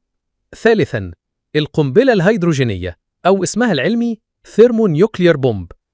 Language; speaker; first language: Arabic; native; Arabic